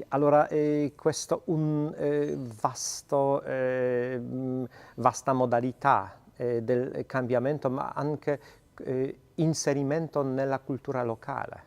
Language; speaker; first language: Italian; non-native, fluent; Polish